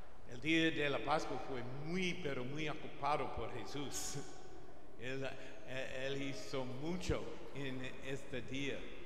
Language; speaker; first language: Spanish; non-native, fluent; English